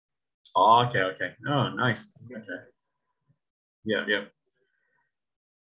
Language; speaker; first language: English; non-native, learner; Spanish